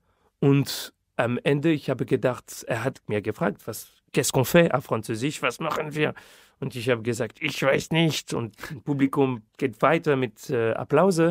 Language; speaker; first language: German; non-native, fluent; French